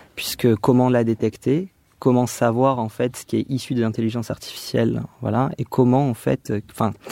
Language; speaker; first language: French; native; French